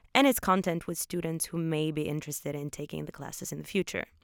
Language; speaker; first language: English; early bilingual, other home language; Polish